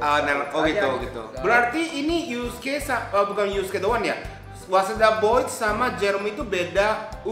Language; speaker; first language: Indonesian; non-native, fluent; Japanese